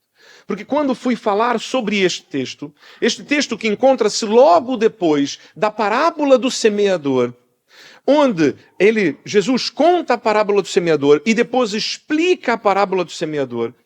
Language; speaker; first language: Portuguese; native; Portuguese